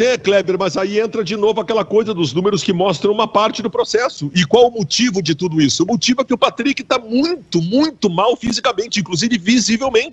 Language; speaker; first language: Portuguese; native; Portuguese